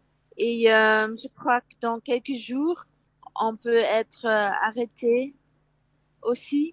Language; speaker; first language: French; non-native, local second language; Dutch